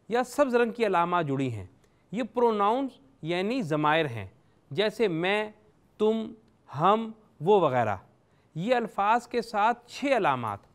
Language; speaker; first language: Urdu; native; Urdu